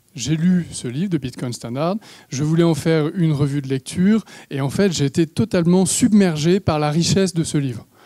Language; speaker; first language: French; native; French